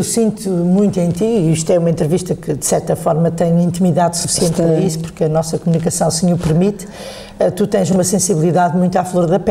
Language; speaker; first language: Portuguese; native; Portuguese